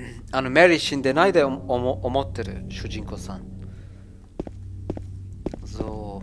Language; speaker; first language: Japanese; non-native, learner; German